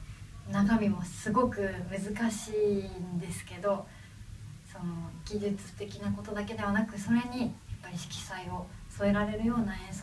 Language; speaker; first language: Japanese; native; Japanese